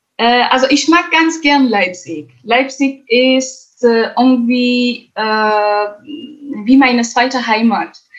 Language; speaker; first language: German; non-native, fluent; Kurdish